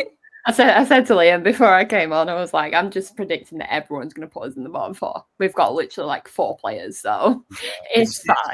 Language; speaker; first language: English; native; English